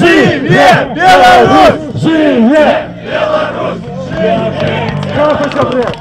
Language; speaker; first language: Belarusian; non-native, local second language; Russian